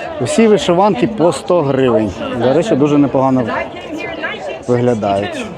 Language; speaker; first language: Ukrainian; native; Ukrainian